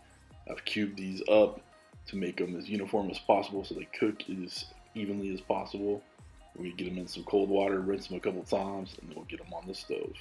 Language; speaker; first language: English; native; English